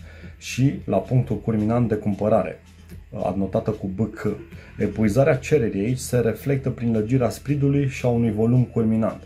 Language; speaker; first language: Romanian; native; Romanian